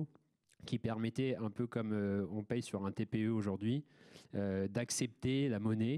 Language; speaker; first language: French; native; French